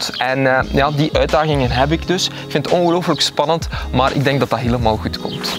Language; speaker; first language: Dutch; native; Dutch